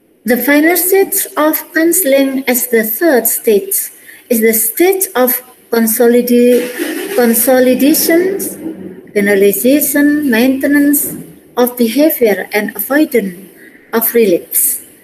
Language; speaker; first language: English; non-native, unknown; Indonesian